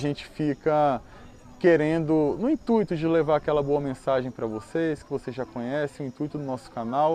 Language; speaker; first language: Portuguese; native; Portuguese